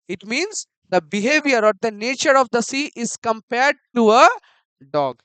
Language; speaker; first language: English; non-native, local second language; Bangla